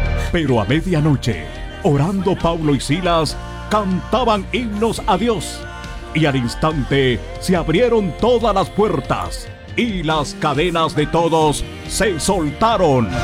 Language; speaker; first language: Spanish; native; Spanish